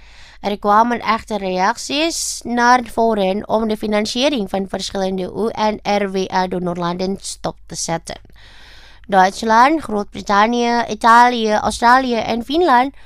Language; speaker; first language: Dutch; non-native, learner; Indonesian